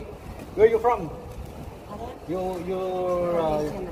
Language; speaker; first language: English; non-native, learner; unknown